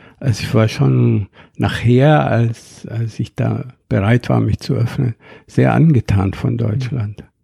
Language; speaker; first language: German; non-native, fluent; Arabic